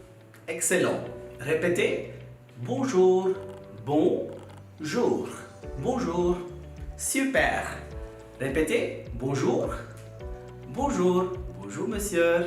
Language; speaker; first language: French; non-native, fluent; Tamil